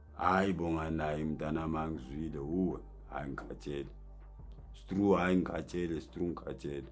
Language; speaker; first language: Zulu; native; Zulu